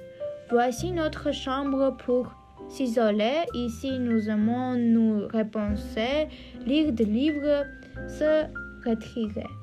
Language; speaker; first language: French; non-native, learner; Armenian